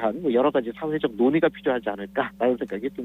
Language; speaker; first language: Korean; native; Korean